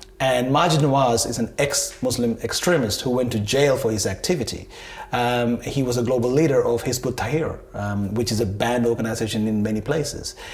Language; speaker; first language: English; non-native, local second language; Sinhala